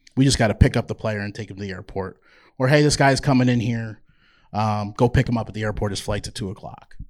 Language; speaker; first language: English; native; English